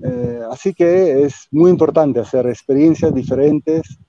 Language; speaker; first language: Spanish; non-native, fluent; Italian